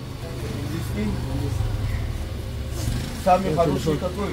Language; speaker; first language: Russian; non-native, learner; Uzbek